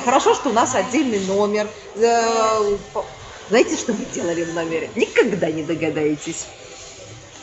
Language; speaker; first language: Russian; native; Russian